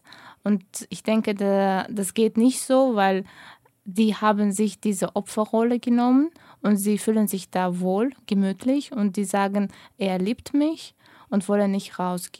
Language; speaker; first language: German; non-native, fluent; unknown